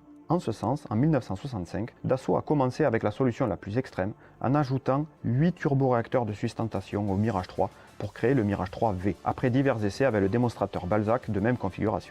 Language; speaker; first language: French; native; French